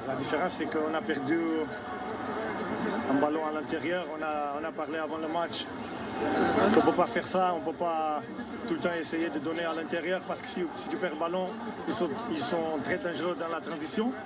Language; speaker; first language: French; non-native, fluent; Portuguese